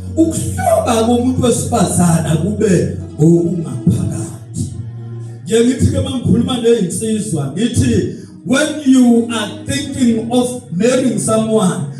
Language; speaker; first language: Zulu; native; Zulu